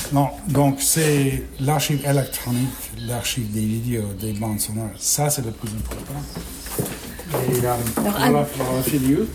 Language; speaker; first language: French; non-native, fluent; English